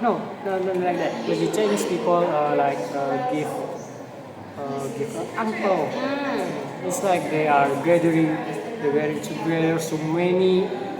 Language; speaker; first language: English; non-native, learner; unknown